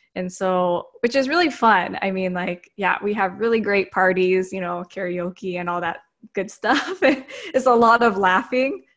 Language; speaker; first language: English; early bilingual, other home language; Filipino